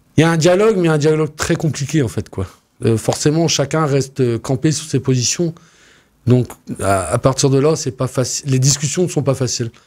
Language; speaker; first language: French; native; French